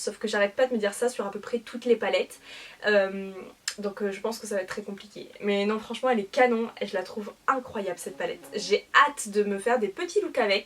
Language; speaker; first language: French; native; French